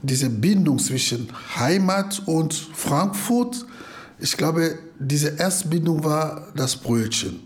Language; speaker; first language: German; non-native, fluent; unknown